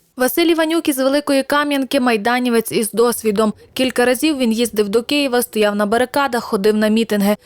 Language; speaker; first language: Ukrainian; native; Ukrainian